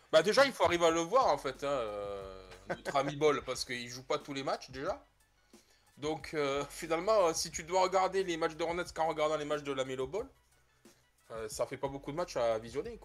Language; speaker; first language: French; native; French